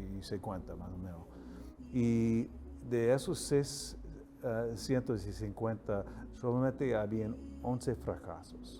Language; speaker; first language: Spanish; non-native, fluent; English